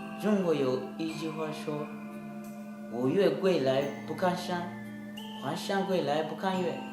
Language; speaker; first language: Chinese; non-native, learner; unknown